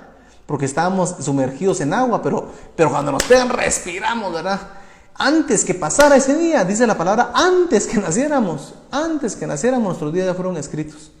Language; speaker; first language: Spanish; native; Spanish